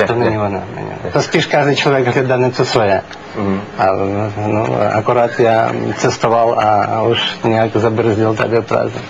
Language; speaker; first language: Czech; non-native, learner; Russian